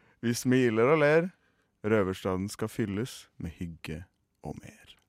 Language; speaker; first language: Norwegian; native; Norwegian